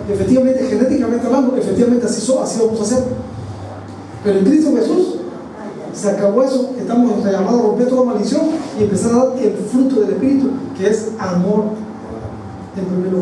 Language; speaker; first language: Spanish; native; Spanish